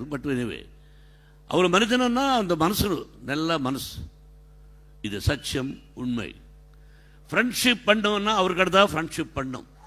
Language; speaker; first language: Tamil; non-native, learner; Telugu